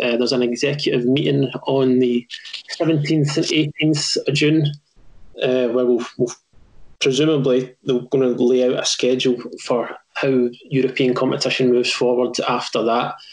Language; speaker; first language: English; native; English